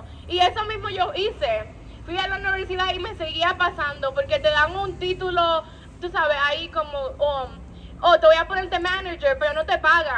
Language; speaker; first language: Spanish; early bilingual, other home language; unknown